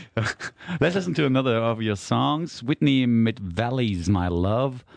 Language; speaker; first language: English; non-native, fluent; German